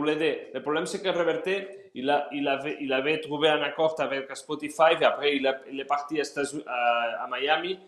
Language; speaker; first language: French; non-native, fluent; Spanish